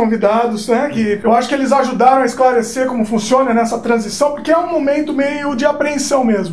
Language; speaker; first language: Portuguese; native; Portuguese